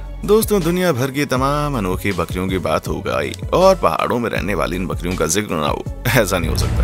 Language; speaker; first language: Hindi; native; Hindi